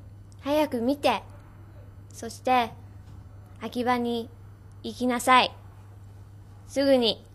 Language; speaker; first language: Japanese; non-native, learner; English